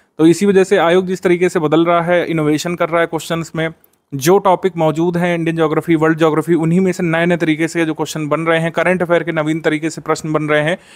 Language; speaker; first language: Hindi; native; Hindi